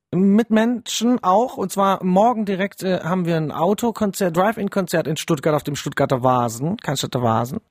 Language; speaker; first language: German; early bilingual, other home language; Polish